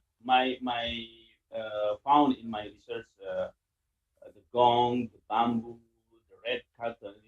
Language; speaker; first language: English; non-native, learner; Indonesian